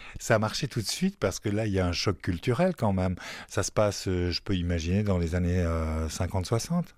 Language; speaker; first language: French; native; French